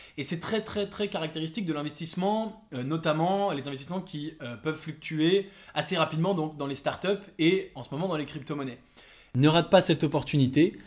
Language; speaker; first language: French; native; French